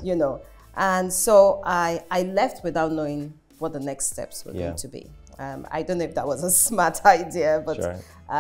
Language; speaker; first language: English; non-native, local second language; Yoruba